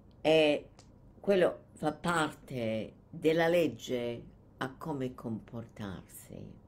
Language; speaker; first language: Italian; non-native, fluent; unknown